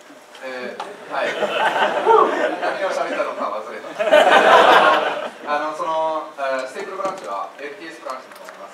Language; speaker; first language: Japanese; non-native, fluent; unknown